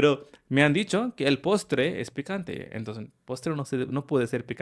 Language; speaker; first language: Spanish; non-native, learner; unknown